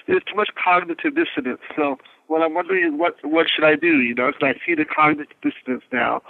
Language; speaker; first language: English; native; English